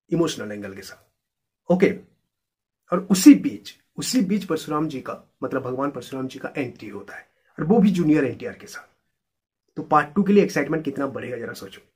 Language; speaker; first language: Hindi; native; Hindi